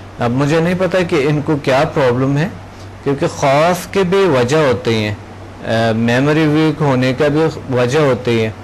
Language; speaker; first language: Urdu; non-native, local second language; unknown